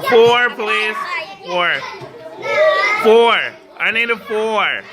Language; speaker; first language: English; non-native, fluent; Korean